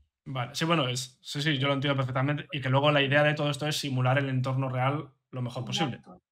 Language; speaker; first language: Spanish; native; Spanish